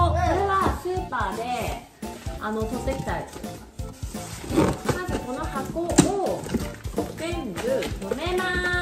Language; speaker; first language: Japanese; native; Japanese